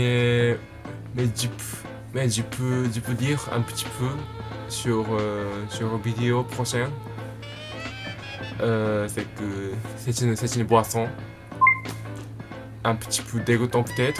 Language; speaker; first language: French; non-native, learner; Japanese